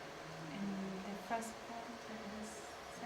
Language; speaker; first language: English; non-native, learner; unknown